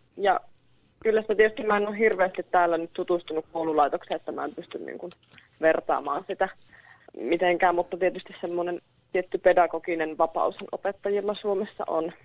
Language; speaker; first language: Finnish; native; Finnish